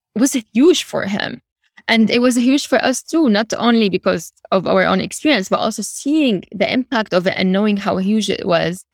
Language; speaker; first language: English; non-native, fluent; Arabic